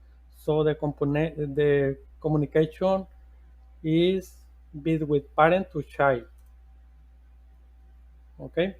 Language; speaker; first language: English; non-native, learner; Spanish